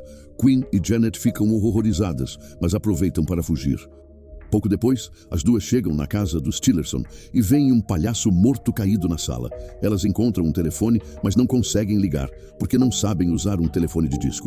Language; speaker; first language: Portuguese; native; Portuguese